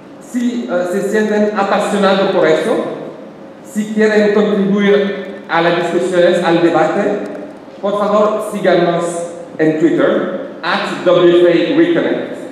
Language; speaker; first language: Spanish; non-native, learner; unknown